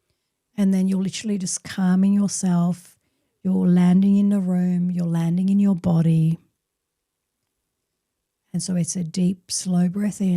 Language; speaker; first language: English; native; English